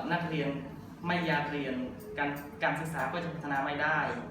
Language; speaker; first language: Thai; non-native, learner; Khmer